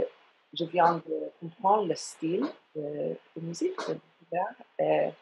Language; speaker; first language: French; non-native, fluent; English